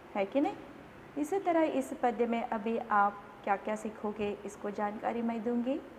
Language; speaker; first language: Hindi; non-native, local second language; Kannada